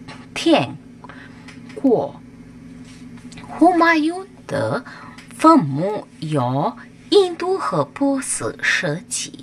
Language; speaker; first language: Chinese; non-native, fluent; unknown